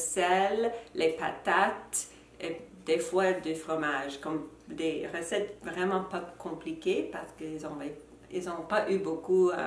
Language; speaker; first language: French; non-native, fluent; English